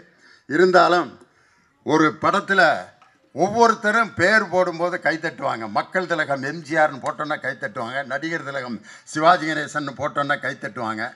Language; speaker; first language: Tamil; native; Tamil